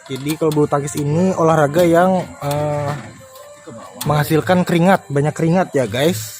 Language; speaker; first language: Indonesian; non-native, local second language; Banjar